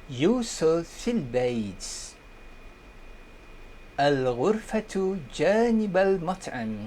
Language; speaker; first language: Arabic; non-native, fluent; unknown